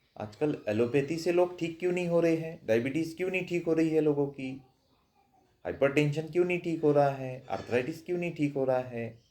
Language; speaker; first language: Hindi; non-native, local second language; Marathi